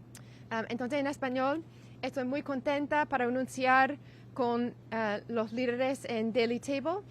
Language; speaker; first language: Spanish; non-native, learner; English